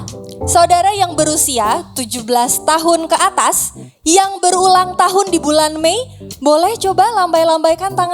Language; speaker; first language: Indonesian; native; Indonesian